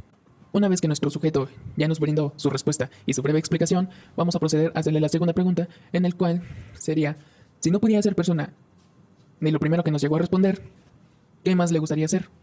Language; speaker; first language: Spanish; native; Spanish